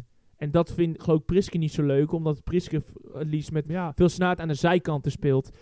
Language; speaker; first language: Dutch; native; Dutch